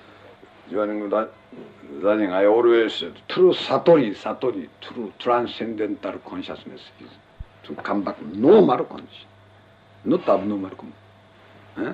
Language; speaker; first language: English; non-native, learner; Japanese